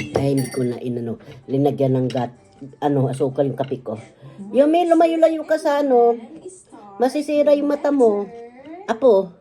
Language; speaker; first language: Filipino; non-native, local second language; Waray